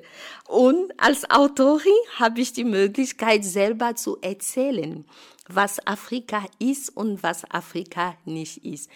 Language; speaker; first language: German; non-native, fluent; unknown